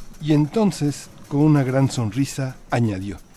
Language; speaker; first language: Spanish; native; Spanish